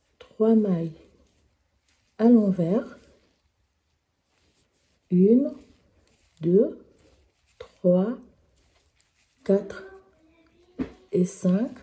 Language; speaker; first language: French; native; French